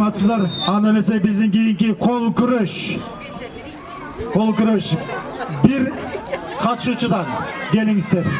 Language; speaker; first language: Kyrgyz; native; Kyrgyz